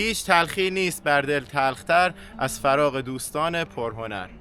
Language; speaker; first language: Persian; native; Persian